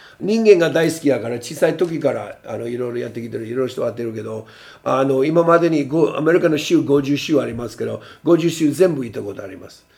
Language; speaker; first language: Japanese; non-native, fluent; English